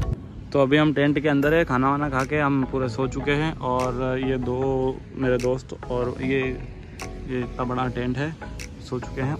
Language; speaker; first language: Hindi; native; Hindi